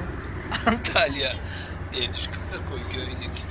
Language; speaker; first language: Russian; non-native, learner; Turkish